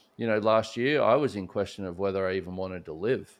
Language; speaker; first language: English; native; English